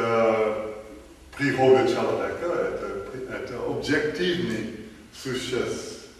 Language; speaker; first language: Russian; non-native, learner; English